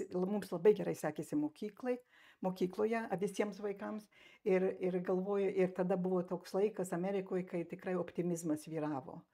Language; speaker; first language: Lithuanian; early bilingual, heritage; Lithuanian